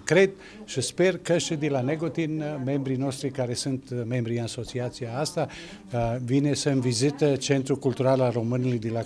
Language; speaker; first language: Romanian; early bilingual, heritage; Romanian